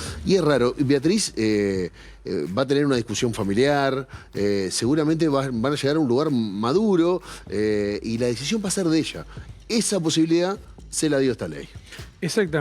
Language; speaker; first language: Spanish; native; Spanish